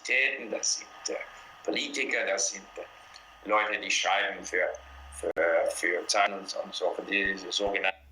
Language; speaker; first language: German; non-native, learner; English